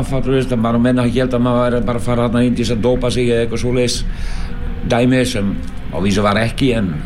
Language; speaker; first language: Icelandic; non-native, fluent; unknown